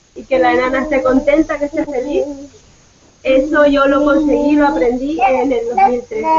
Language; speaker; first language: Spanish; native; Spanish